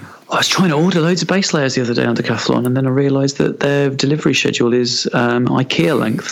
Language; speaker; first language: English; native; English